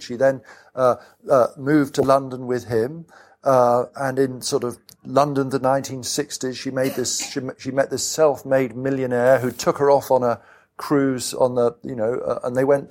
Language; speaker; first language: English; native; English